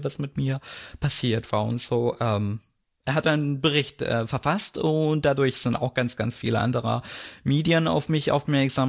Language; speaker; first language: German; non-native, fluent; Arabic